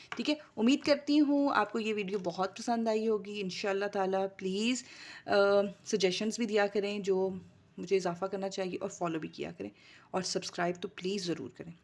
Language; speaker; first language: Urdu; native; Urdu